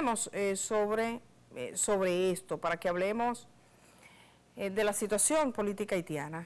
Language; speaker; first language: Spanish; native; Spanish